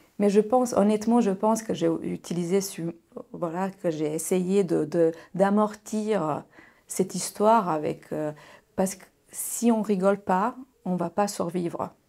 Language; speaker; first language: French; non-native, fluent; Bosnian